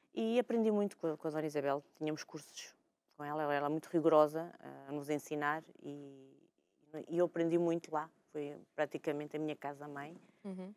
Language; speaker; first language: Portuguese; early bilingual, heritage; Portuguese